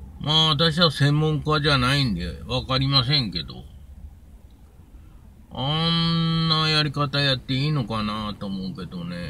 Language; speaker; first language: Japanese; native; Japanese